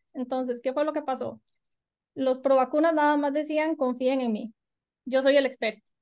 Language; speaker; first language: Spanish; native; Spanish